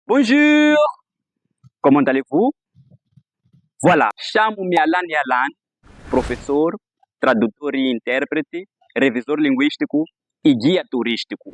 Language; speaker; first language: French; non-native, fluent; Portuguese